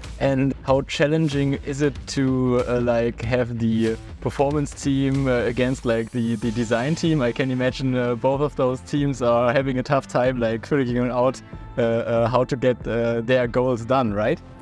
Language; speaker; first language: English; non-native, fluent; German